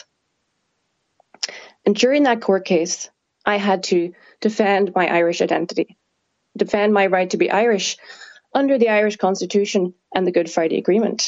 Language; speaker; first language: English; native; English